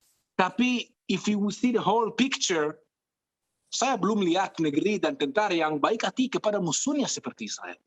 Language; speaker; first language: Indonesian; non-native, fluent; Hebrew